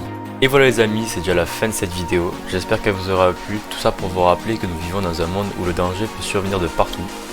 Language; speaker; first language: French; native; French